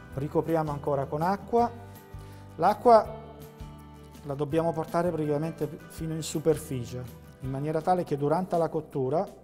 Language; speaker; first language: Italian; native; Italian